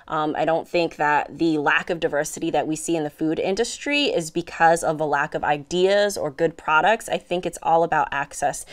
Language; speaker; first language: English; native; English